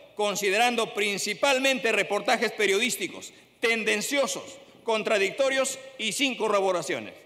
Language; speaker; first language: Spanish; native; Spanish